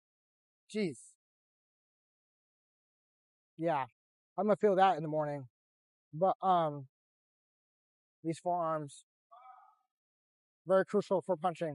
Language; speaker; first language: English; native; English